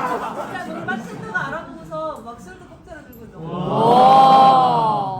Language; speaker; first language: Korean; native; Korean